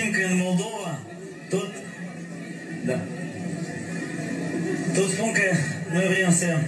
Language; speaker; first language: Romanian; non-native, local second language; Russian